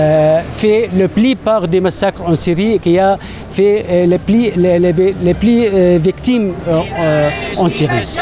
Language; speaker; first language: French; non-native, learner; Arabic